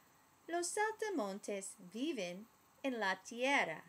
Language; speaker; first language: Spanish; non-native, learner; English